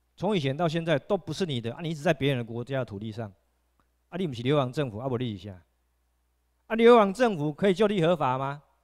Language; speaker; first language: Chinese; native; Chinese